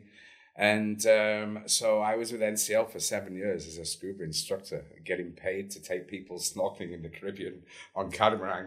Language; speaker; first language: English; native; English